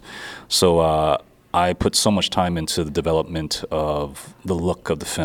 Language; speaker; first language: English; native; English